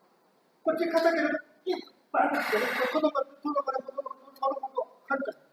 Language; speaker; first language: Japanese; native; Japanese